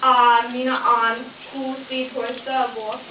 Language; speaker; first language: Finnish; non-native, learner; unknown